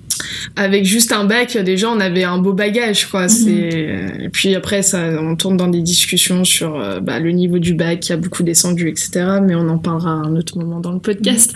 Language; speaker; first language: French; native; French